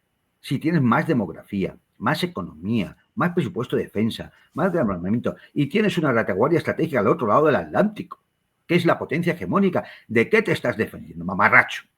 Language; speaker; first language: Spanish; native; Spanish